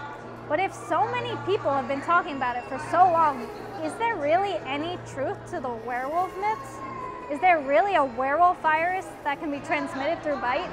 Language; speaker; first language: English; native; English